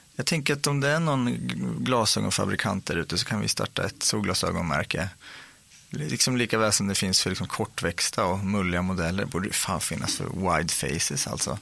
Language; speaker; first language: Swedish; native; Swedish